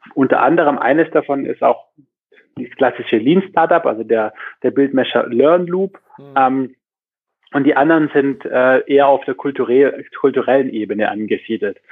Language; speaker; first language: German; native; German